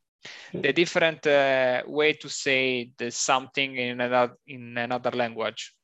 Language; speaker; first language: English; non-native, learner; Italian